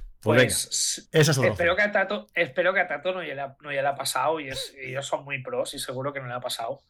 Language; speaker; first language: Spanish; native; Spanish